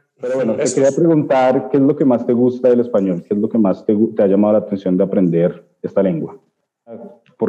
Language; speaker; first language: Spanish; native; Spanish